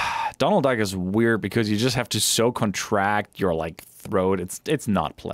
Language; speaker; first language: English; native; English